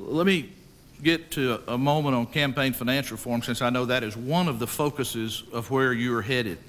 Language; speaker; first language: English; native; English